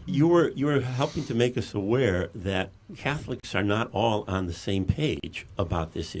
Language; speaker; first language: English; native; English